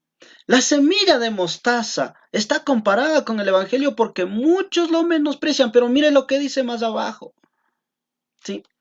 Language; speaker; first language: Spanish; native; Spanish